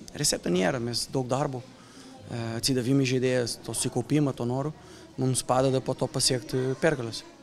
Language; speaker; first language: Lithuanian; non-native, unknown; Portuguese